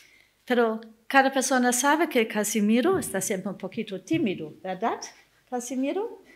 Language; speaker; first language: Spanish; non-native, learner; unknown